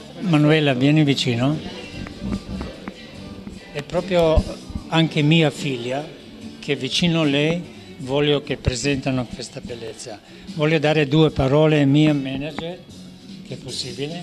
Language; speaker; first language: Italian; non-native, learner; Serbian